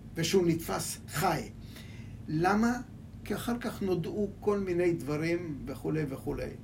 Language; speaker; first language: Hebrew; early bilingual, other home language; Hungarian